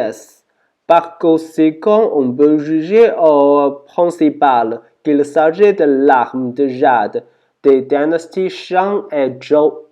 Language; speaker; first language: French; non-native, learner; Chinese